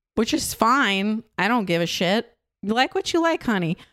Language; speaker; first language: English; non-native, fluent; Russian